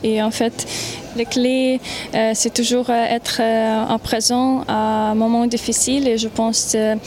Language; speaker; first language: French; non-native, learner; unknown